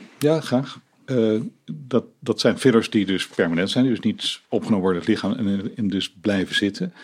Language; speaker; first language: Dutch; native; Dutch